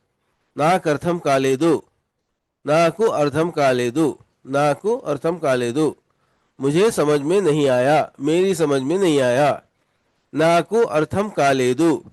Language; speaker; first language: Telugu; non-native, local second language; Urdu